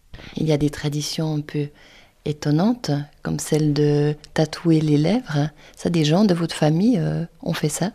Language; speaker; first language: French; native; French